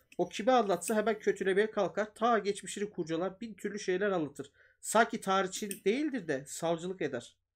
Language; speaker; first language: Turkish; native; Turkish